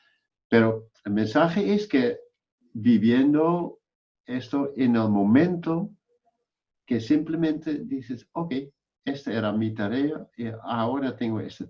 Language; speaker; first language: Spanish; non-native, fluent; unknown